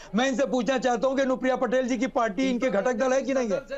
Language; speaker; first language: Hindi; native; Hindi